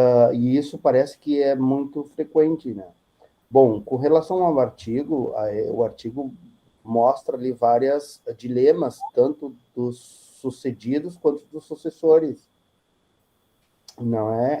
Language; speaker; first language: Portuguese; native; Portuguese